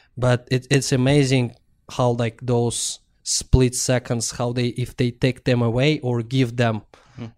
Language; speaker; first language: English; non-native, fluent; Russian